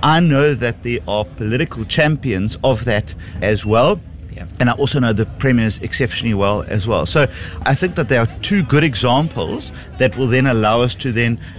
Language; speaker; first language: English; native; English